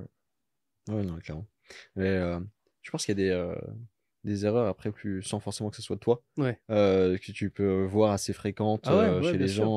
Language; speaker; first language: French; native; French